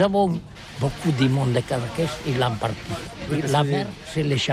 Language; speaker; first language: French; non-native, learner; Catalan